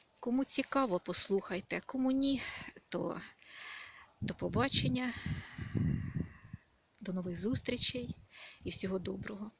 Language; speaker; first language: Ukrainian; native; Ukrainian